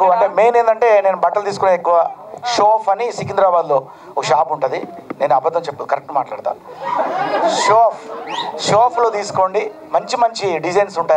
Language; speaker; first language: Telugu; native; Telugu